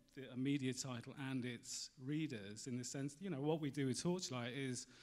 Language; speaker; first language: English; native; English